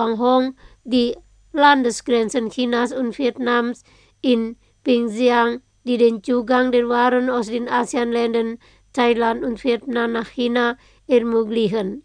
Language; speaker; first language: German; non-native, fluent; Indonesian